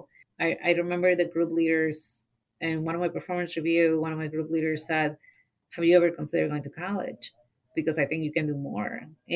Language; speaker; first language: English; non-native, fluent; Spanish